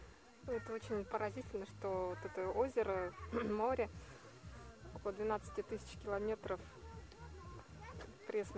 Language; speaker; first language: Russian; native; Russian